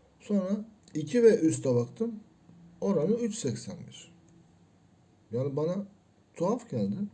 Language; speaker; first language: Turkish; native; Turkish